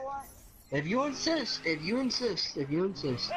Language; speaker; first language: English; native; English